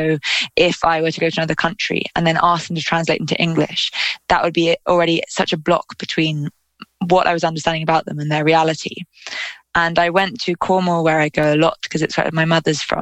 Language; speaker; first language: English; native; English